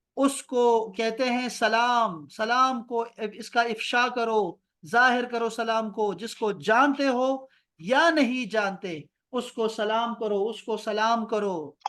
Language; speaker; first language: Urdu; non-native, local second language; Pashto